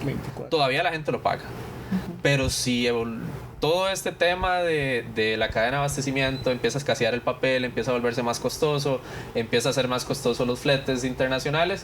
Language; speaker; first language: Spanish; native; Spanish